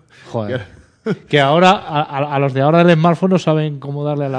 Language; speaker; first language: Spanish; native; Spanish